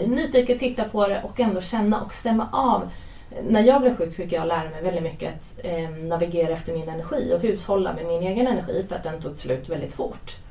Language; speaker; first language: Swedish; native; Swedish